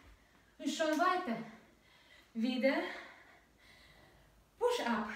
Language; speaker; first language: German; non-native, learner; Russian